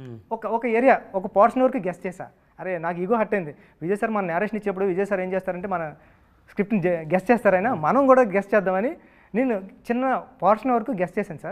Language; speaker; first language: Telugu; native; Telugu